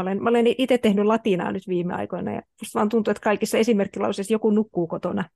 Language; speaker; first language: Finnish; native; Finnish